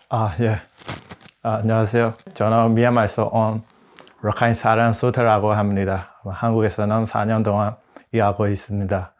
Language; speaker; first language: Korean; non-native, learner; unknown